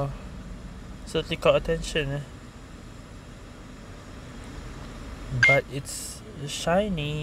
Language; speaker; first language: English; non-native, local second language; Malay